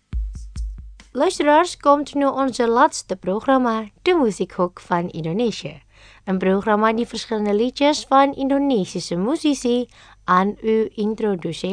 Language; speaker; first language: Dutch; non-native, fluent; Indonesian